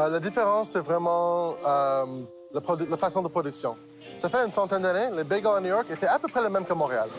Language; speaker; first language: French; non-native, local second language; English